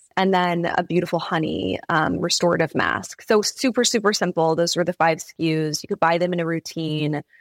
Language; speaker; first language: English; native; English